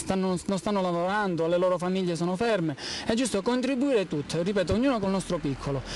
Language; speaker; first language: Italian; native; Italian